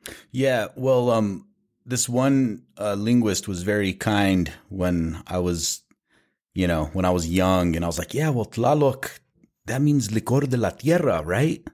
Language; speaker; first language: English; native; English